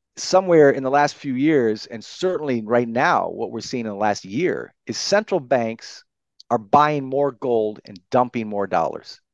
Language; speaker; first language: English; native; English